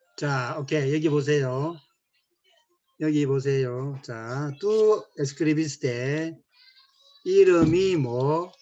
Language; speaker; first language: Spanish; non-native, learner; Korean